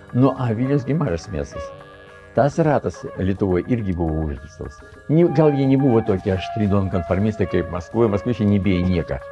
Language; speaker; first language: Lithuanian; non-native, fluent; Russian